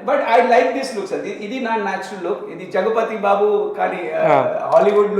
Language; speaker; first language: Telugu; non-native, learner; Hindi